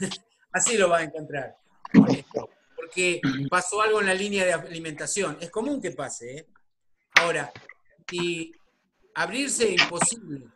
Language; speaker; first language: Spanish; native; Spanish